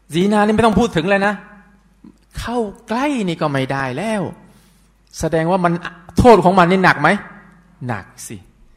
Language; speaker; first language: Thai; non-native, local second language; Pattani Malay